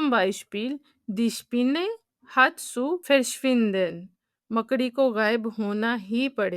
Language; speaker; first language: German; non-native, fluent; Urdu